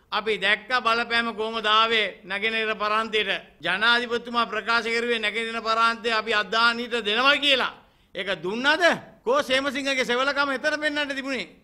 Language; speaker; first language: Sinhala; non-native, local second language; Tamil